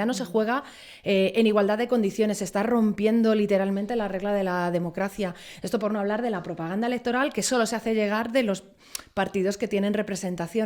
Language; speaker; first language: Spanish; native; Spanish